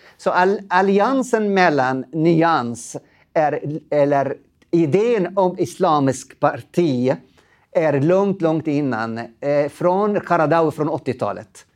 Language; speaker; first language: Swedish; non-native, fluent; Arabic